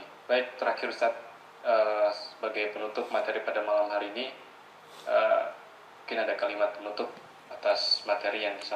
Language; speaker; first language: Malay; native; Malay